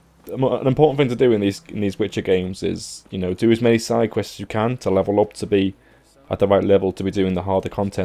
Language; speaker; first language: English; native; English